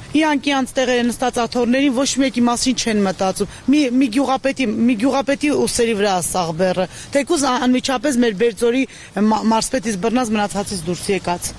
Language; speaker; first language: Armenian; native; Armenian